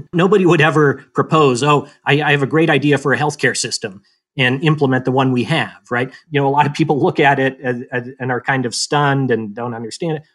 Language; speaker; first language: English; native; English